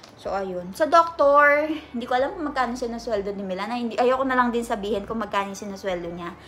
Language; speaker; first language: Filipino; native; Filipino